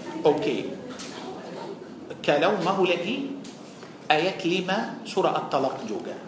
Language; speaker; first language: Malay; non-native, fluent; Arabic